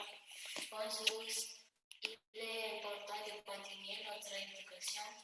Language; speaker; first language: French; non-native, local second language; Malagasy